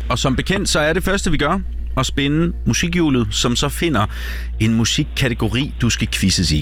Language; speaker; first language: Danish; native; Danish